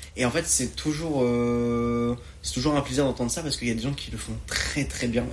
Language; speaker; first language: French; native; French